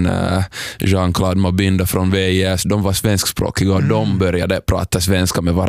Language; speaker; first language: Swedish; non-native, local second language; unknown